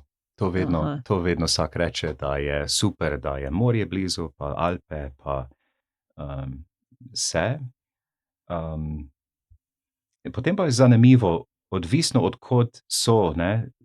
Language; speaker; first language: Slovenian; non-native, fluent; English